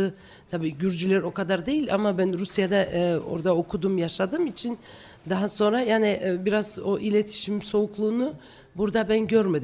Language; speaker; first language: Turkish; non-native, fluent; Georgian